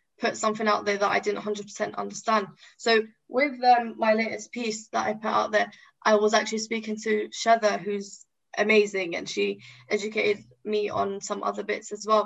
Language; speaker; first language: English; native; English